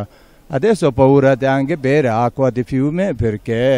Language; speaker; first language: Italian; non-native, learner; Tibetan